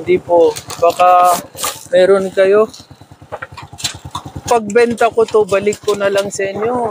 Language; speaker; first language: Filipino; non-native, learner; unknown